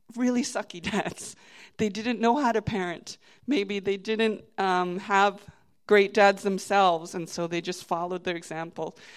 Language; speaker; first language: English; native; English